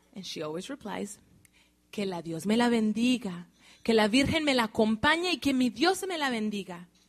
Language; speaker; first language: Spanish; early bilingual, heritage; Spanish